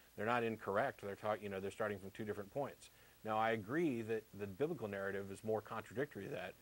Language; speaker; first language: English; native; English